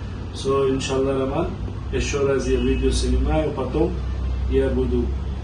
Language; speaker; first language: Russian; non-native, learner; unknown